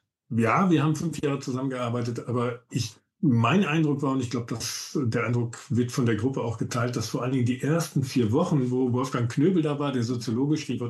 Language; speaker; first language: German; native; German